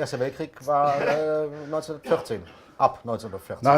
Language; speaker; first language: German; native; German